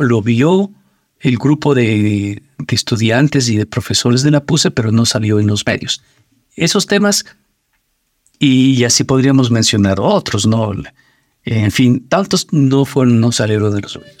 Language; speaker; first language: Spanish; native; Spanish